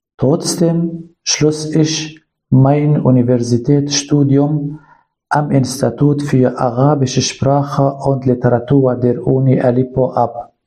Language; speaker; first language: German; non-native, learner; Kurdish